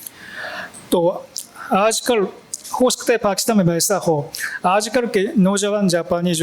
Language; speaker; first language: Hindi; non-native, fluent; Japanese